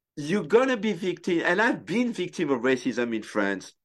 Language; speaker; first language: English; non-native, fluent; French